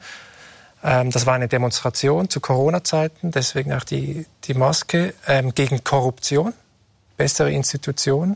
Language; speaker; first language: German; native; German